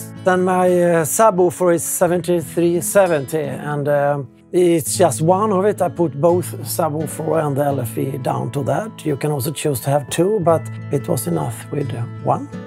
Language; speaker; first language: English; non-native, fluent; Swedish